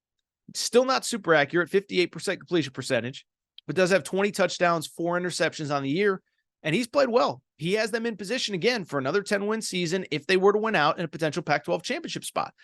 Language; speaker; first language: English; native; English